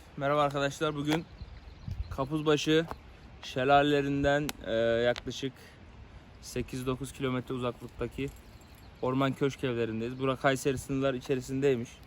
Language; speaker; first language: Turkish; native; Turkish